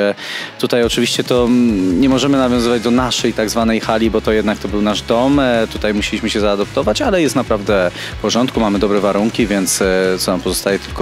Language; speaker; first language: Polish; native; Polish